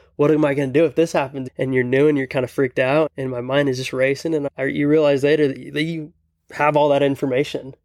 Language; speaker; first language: English; native; English